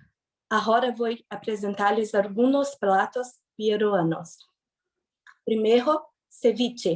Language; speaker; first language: Spanish; non-native, learner; Portuguese